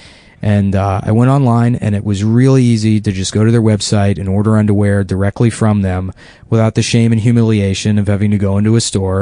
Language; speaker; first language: English; native; English